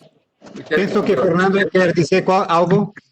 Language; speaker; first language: Spanish; non-native, learner; Portuguese